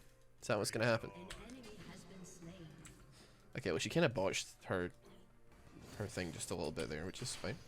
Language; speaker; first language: English; native; English